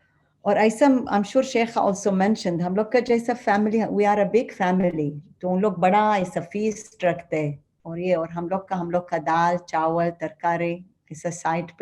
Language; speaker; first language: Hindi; non-native, fluent; Arabic